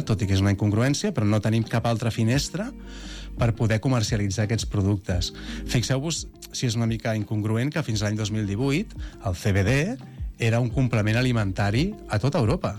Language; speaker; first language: Catalan; native; Catalan